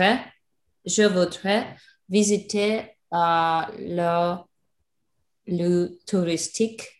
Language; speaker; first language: French; non-native, learner; Russian